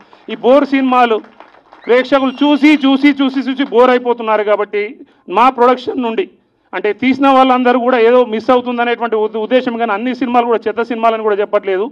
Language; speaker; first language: Telugu; native; Telugu